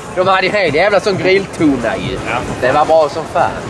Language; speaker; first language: Swedish; native; Swedish